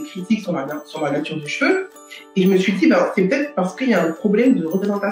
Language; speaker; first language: French; native; French